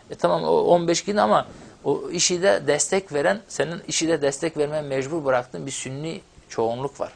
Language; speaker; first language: Turkish; non-native, local second language; Kurdish